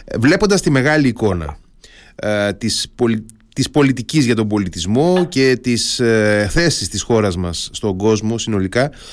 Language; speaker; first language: Greek; native; Greek